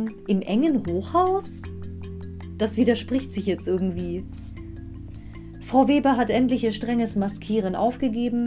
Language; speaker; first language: German; native; German